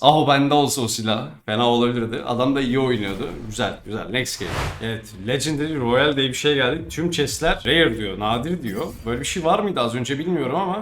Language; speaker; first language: Turkish; native; Turkish